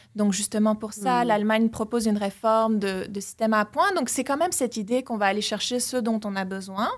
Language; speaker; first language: French; native; French